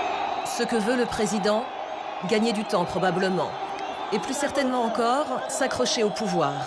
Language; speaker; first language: French; native; French